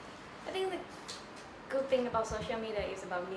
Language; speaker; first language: English; non-native, learner; Thai